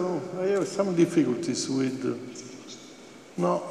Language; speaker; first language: English; non-native, fluent; Italian